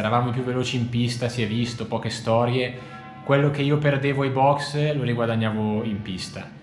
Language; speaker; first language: Italian; native; Italian